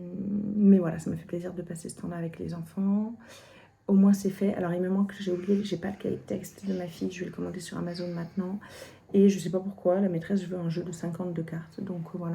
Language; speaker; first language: French; native; French